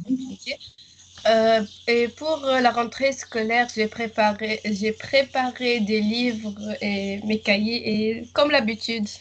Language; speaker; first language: French; non-native, learner; Arabic